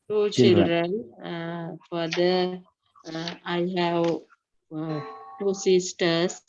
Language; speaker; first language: English; non-native, learner; Sinhala